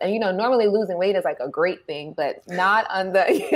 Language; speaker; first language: English; native; English